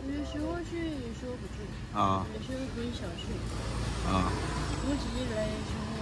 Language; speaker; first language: Chinese; non-native, learner; Lao